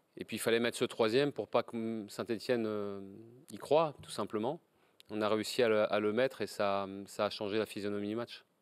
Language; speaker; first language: French; native; French